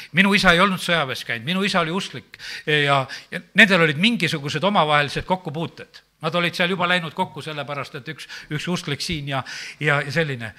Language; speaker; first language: Estonian; native; Estonian